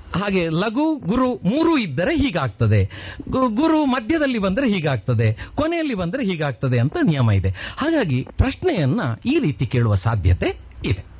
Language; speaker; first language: Kannada; native; Kannada